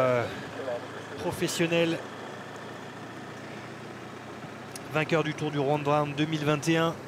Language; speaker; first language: French; native; French